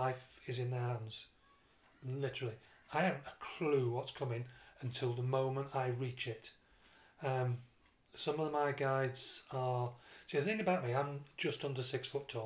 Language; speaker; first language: English; native; English